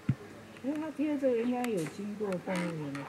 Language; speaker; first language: Chinese; native; Chinese